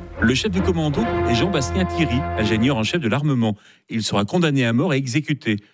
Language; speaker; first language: French; native; French